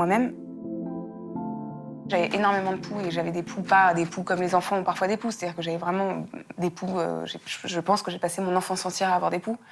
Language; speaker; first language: French; native; French